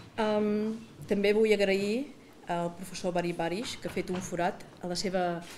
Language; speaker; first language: Catalan; native; Catalan